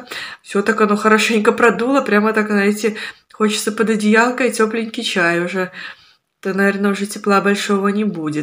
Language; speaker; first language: Russian; native; Russian